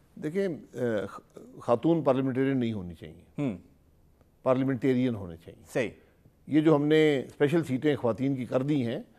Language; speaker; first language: Urdu; non-native, local second language; Punjabi